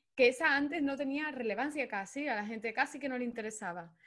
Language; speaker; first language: Spanish; native; Spanish